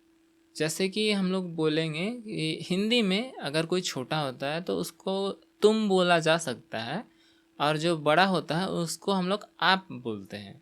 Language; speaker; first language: Hindi; non-native, local second language; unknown